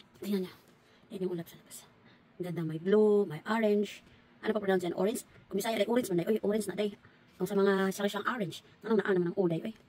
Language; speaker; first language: Filipino; non-native, local second language; Cebuano